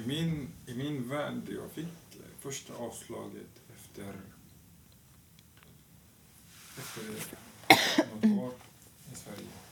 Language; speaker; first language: Swedish; non-native, fluent; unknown